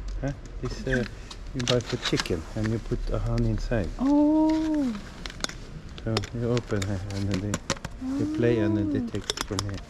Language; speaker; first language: English; non-native, learner; Swedish